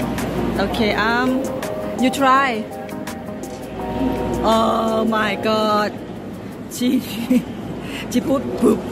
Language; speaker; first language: English; non-native, learner; Thai